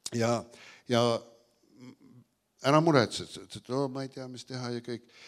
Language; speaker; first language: Estonian; early bilingual, heritage; Estonian